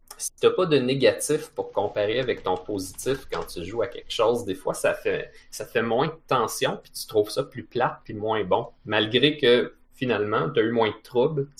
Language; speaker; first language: French; native; French